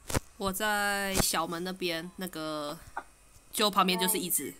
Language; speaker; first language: Chinese; native; Chinese